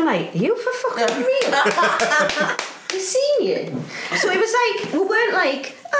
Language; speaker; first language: English; native; English